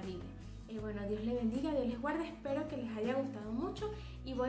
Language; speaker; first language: Spanish; native; Spanish